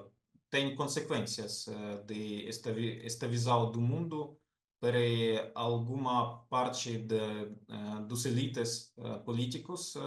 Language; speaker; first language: Portuguese; non-native, fluent; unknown